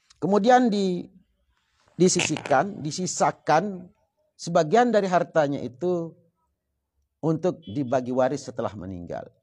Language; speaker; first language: Indonesian; non-native, local second language; Sasak